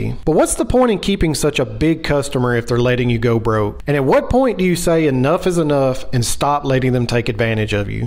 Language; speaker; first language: English; native; English